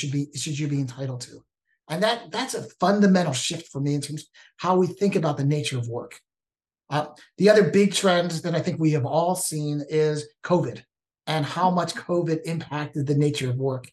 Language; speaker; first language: English; native; English